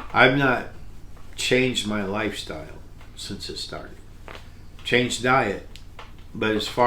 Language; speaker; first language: English; native; English